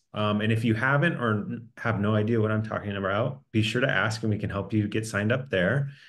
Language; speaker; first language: English; native; English